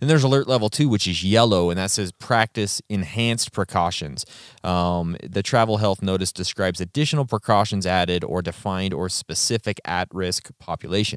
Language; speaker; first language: English; native; English